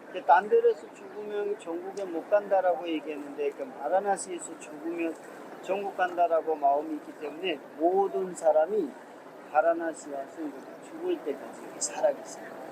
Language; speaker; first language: Korean; non-native, fluent; Hindi